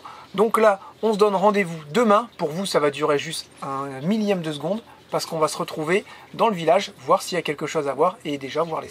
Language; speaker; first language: French; native; French